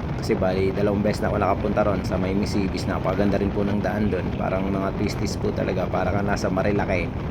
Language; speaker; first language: Filipino; non-native, local second language; Bikol